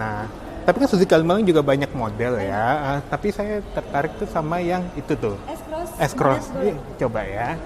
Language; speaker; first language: Indonesian; native; Indonesian